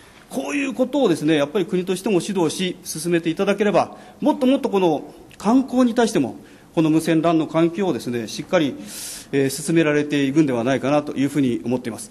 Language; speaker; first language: Japanese; native; Japanese